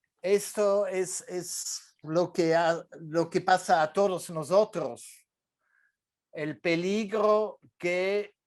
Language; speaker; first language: Spanish; non-native, fluent; French